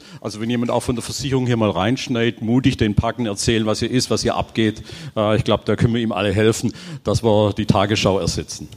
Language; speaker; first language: German; native; German